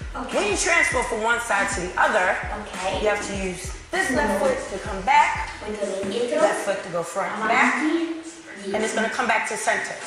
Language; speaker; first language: English; native; English